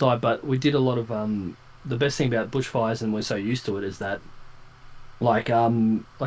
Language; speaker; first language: English; native; English